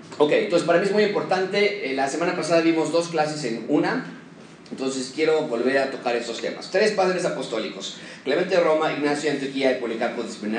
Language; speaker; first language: Spanish; native; Spanish